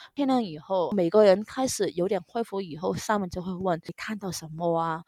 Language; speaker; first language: Chinese; non-native, local second language; Cantonese